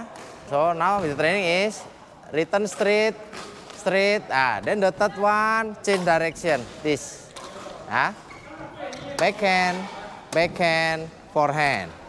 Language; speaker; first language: English; non-native, fluent; Indonesian